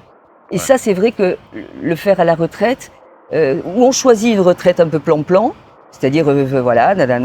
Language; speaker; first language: French; native; French